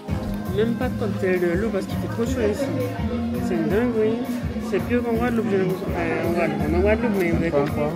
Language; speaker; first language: French; native; French